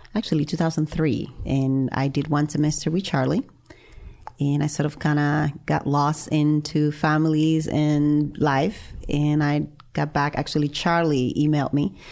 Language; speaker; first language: English; non-native, fluent; Spanish